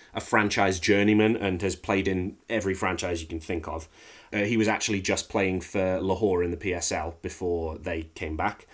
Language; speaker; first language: English; native; English